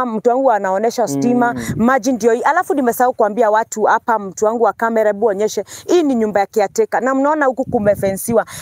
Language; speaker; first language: Swahili; non-native, local second language; Kikuyu